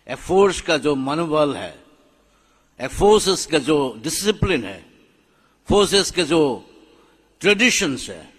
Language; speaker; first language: Hindi; non-native, local second language; Assamese